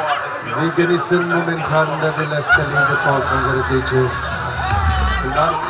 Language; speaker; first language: German; non-native, learner; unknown